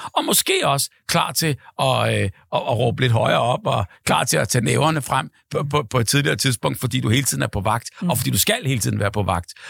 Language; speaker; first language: Danish; native; Danish